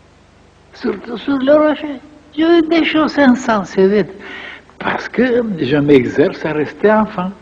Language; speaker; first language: French; non-native, fluent; Bulgarian